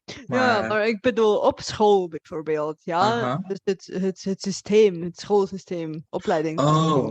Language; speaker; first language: Dutch; non-native, fluent; Bulgarian